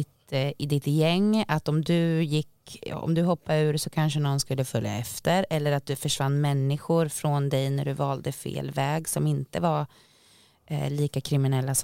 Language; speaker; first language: Swedish; native; Swedish